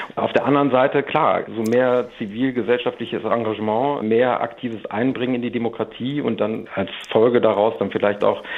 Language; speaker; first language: German; native; German